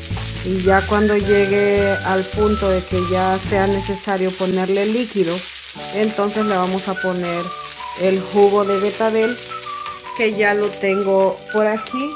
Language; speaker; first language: Spanish; native; Spanish